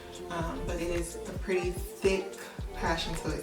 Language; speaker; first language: English; native; English